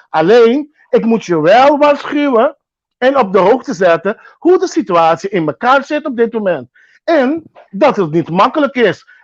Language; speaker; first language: Dutch; non-native, local second language; Papiamento